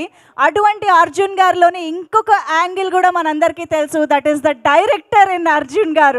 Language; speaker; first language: Telugu; native; Telugu